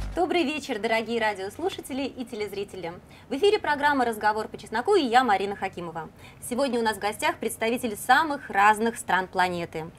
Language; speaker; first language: Russian; native; Russian